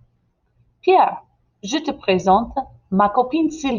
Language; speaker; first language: French; non-native, fluent; English